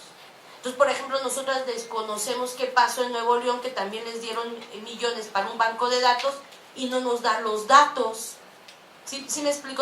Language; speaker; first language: Spanish; native; Spanish